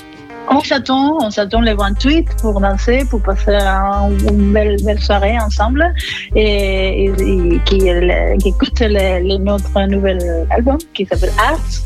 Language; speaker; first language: French; non-native, fluent; Spanish